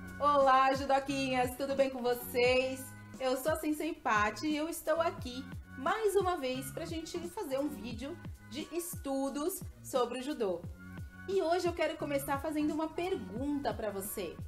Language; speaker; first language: Portuguese; native; Portuguese